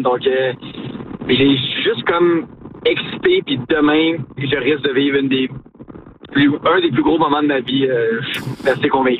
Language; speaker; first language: French; native; French